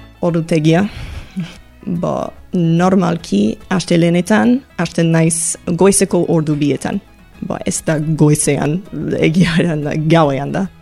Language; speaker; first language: Basque; non-native, learner; English